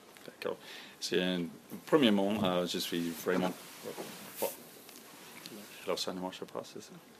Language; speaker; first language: French; non-native, fluent; English